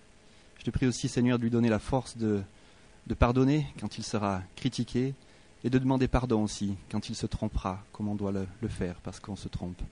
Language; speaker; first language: French; native; French